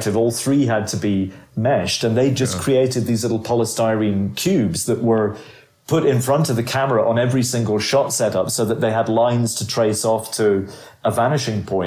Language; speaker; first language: English; native; English